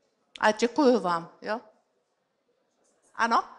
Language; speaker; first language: Czech; non-native, learner; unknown